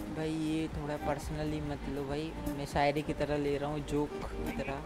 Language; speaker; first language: Hindi; non-native, local second language; Gujarati